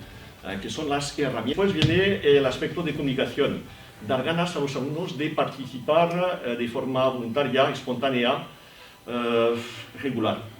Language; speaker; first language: Spanish; non-native, fluent; French